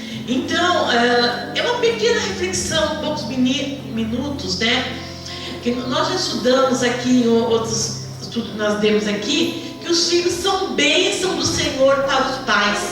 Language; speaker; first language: Portuguese; native; Portuguese